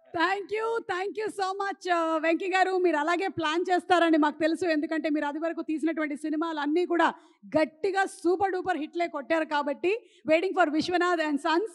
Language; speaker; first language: Telugu; native; Telugu